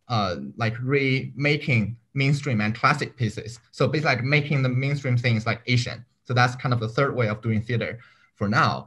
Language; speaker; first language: English; non-native, fluent; Chinese